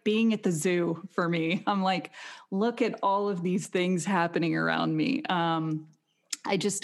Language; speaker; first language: English; native; English